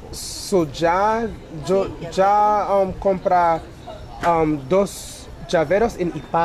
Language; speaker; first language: Spanish; non-native, learner; English